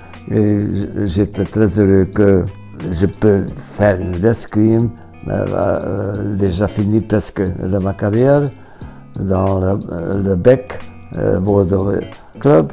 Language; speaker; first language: French; non-native, fluent; Hungarian